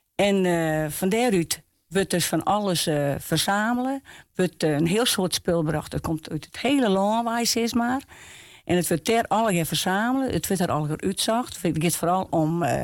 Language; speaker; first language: Dutch; non-native, local second language; Western Frisian